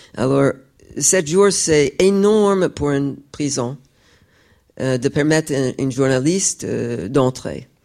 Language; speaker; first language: French; non-native, fluent; English